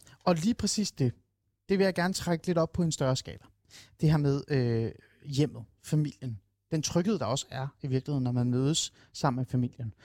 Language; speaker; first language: Danish; native; Danish